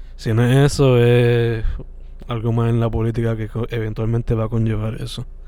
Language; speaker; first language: Spanish; native; Spanish